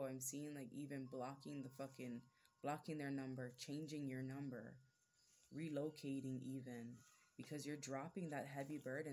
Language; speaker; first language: English; native; English